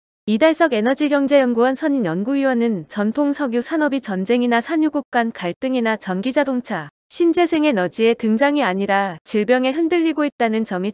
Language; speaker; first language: Korean; native; Korean